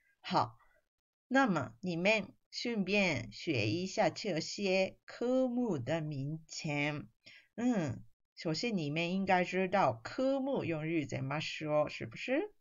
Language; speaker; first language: Chinese; non-native, fluent; Japanese